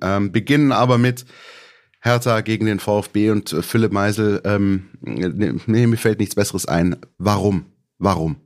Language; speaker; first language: German; native; German